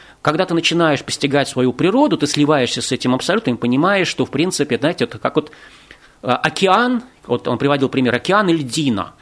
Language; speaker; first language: Russian; native; Russian